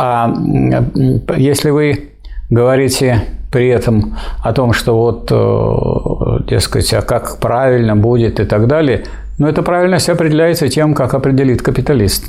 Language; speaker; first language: Russian; native; Russian